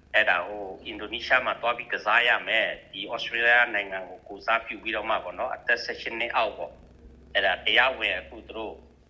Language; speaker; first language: Burmese; non-native, local second language; Shan